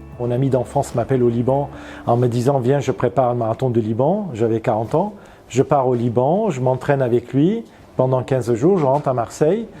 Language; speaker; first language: French; non-native, fluent; Armenian